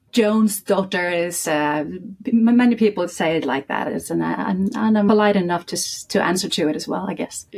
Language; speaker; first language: English; non-native, fluent; Icelandic